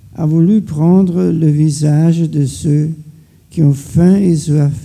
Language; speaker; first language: French; non-native, fluent; German